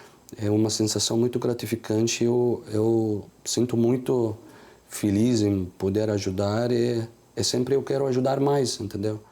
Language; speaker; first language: Portuguese; non-native, fluent; Arabic